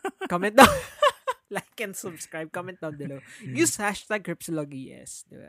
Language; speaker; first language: English; non-native, local second language; Filipino